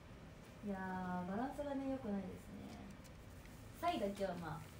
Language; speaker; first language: Japanese; native; Japanese